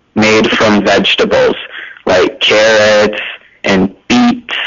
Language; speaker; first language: English; native; English